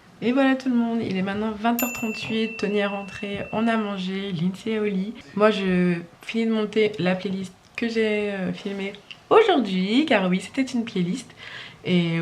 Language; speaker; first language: French; native; French